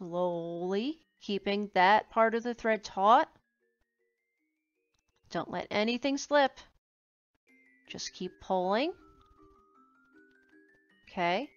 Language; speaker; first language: English; native; English